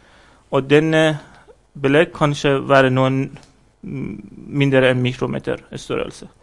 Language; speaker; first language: Norwegian; non-native, fluent; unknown